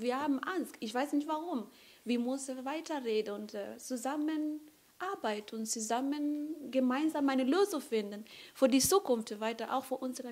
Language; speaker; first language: German; non-native, fluent; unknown